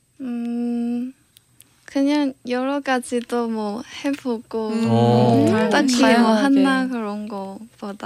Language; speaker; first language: Korean; non-native, fluent; Cantonese